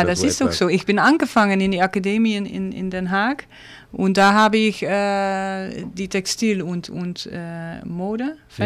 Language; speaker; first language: German; non-native, learner; Dutch